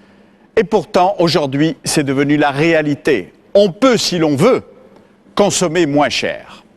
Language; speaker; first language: French; native; French